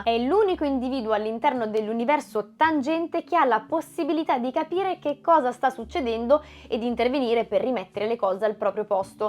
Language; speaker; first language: Italian; native; Italian